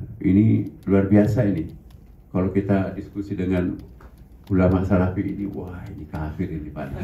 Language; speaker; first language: Indonesian; non-native, local second language; Buginese